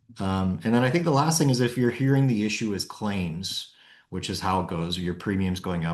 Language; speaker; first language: English; native; English